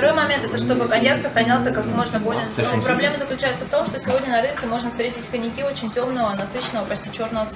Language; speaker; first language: Russian; native; Russian